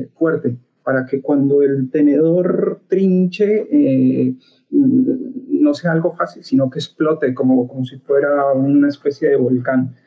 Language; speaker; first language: Spanish; native; Spanish